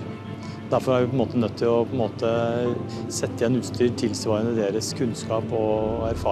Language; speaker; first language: Norwegian; native; Norwegian